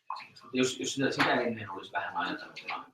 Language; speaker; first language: Finnish; native; Finnish